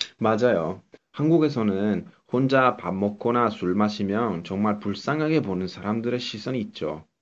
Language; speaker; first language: Korean; non-native, fluent; Italian